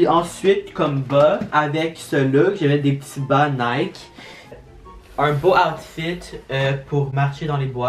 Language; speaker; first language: French; native; French